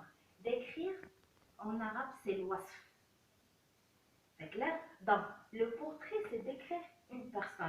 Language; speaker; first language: French; non-native, local second language; Arabic